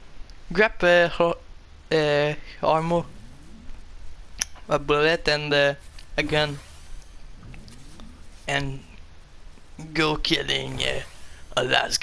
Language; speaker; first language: English; non-native, learner; French